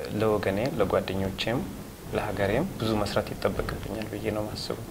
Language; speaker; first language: Amharic; non-native, local second language; Wolaytta